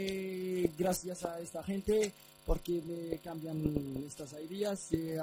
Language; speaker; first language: Spanish; non-native, learner; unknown